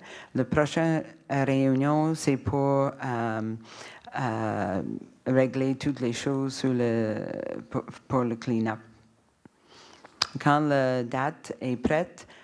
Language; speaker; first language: French; non-native, learner; English